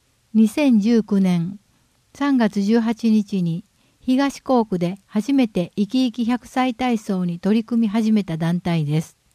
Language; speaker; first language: Japanese; native; Japanese